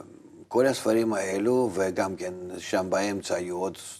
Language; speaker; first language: Hebrew; non-native, fluent; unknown